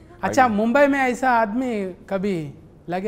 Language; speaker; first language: Hindi; non-native, local second language; Telugu